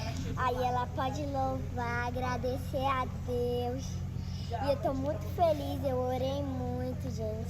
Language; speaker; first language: Portuguese; non-native, local second language; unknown